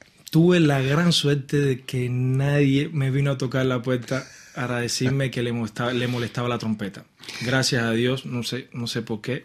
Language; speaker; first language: Spanish; native; Spanish